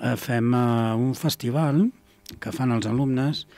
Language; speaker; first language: Catalan; native; Catalan